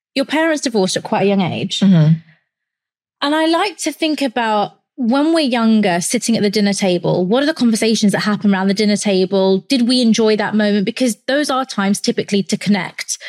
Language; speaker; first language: English; native; English